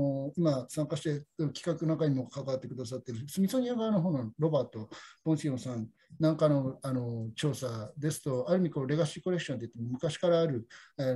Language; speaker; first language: Japanese; native; Japanese